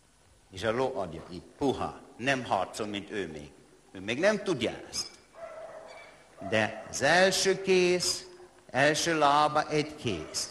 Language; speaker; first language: Hungarian; non-native, learner; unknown